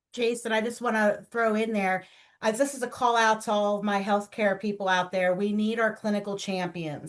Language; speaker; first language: English; native; English